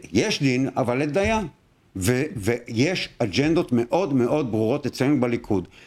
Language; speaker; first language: Hebrew; native; Hebrew